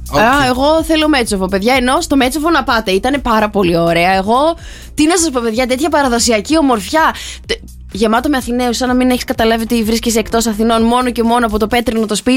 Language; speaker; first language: Greek; native; Greek